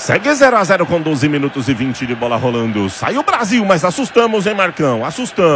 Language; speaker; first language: Portuguese; native; Portuguese